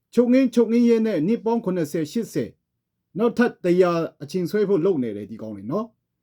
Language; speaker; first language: Burmese; non-native, local second language; Kachin